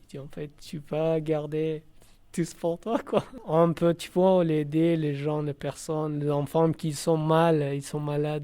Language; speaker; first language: French; non-native, learner; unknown